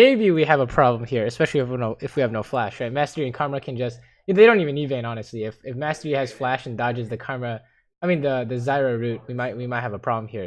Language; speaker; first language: English; native; English